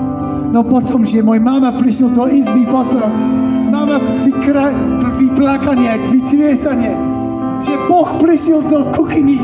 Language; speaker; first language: Slovak; non-native, learner; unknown